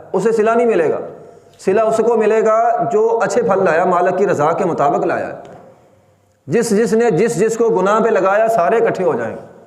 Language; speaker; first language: Urdu; native; Urdu